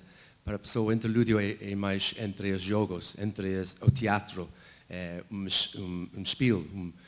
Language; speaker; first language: Portuguese; non-native, fluent; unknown